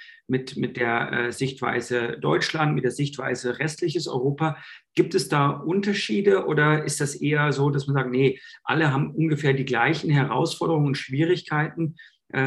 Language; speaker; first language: German; native; German